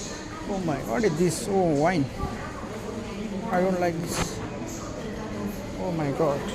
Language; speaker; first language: English; non-native, learner; Nepali